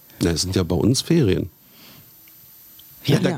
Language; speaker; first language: German; native; German